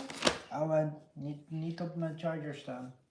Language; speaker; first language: Dutch; non-native, fluent; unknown